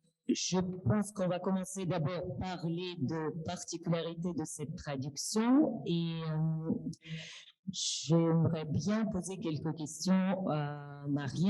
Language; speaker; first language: French; non-native, fluent; Russian